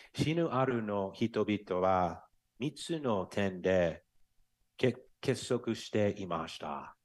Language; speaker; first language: Japanese; non-native, fluent; English